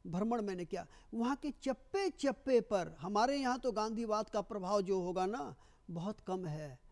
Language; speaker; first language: Hindi; native; Hindi